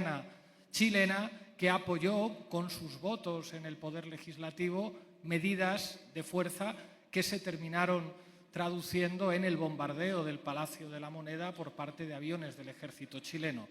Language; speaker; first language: Spanish; native; Spanish